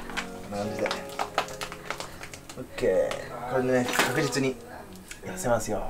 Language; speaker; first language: Japanese; native; Japanese